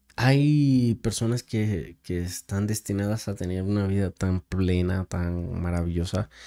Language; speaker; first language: Spanish; native; Spanish